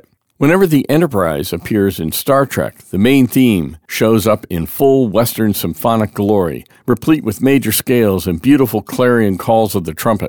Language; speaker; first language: English; native; English